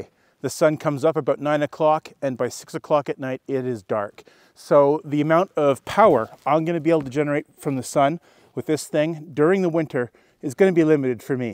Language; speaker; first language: English; native; English